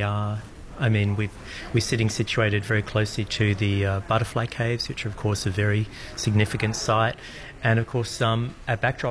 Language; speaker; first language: English; native; English